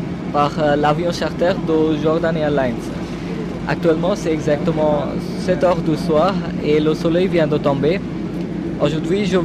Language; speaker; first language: French; non-native, fluent; Bangla